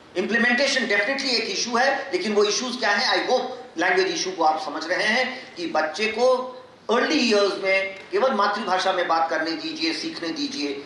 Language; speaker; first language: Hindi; non-native, local second language; Magahi